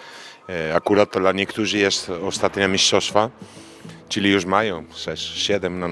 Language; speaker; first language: Polish; non-native, fluent; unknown